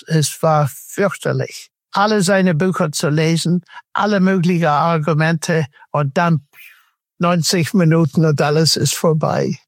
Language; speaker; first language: German; non-native, fluent; English